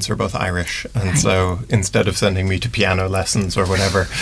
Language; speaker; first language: English; native; English